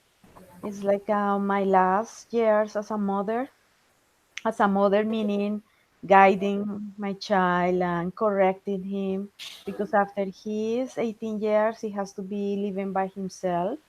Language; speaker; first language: English; non-native, fluent; Spanish